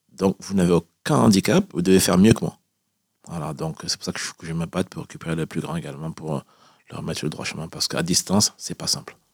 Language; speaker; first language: French; early bilingual, other home language; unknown